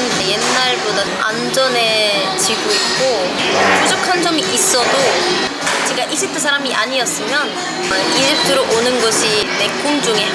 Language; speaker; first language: Korean; non-native, local second language; Arabic